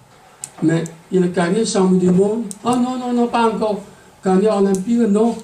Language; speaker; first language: French; non-native, learner; Chinese